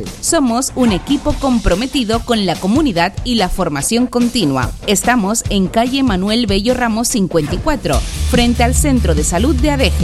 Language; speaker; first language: Spanish; native; Spanish